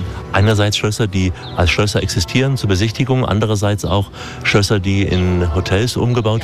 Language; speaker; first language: German; native; German